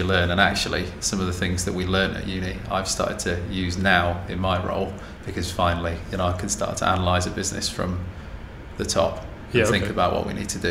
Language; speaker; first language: English; native; English